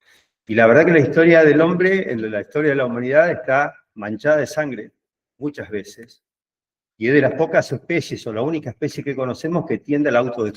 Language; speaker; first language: Spanish; native; Spanish